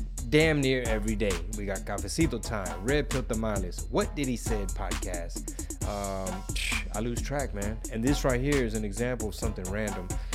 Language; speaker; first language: English; early bilingual, other home language; Spanish